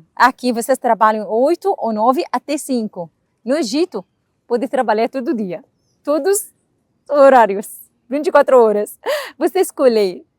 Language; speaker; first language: Portuguese; non-native, learner; Arabic